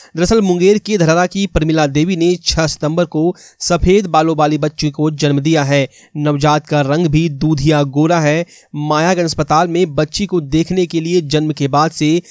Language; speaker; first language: Hindi; native; Hindi